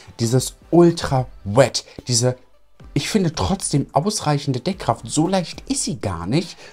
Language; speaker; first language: German; native; German